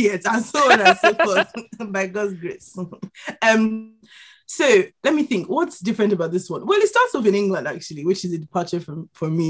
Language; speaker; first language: English; non-native, local second language; Igbo